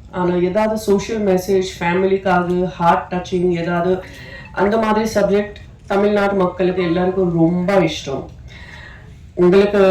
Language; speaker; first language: Tamil; non-native, fluent; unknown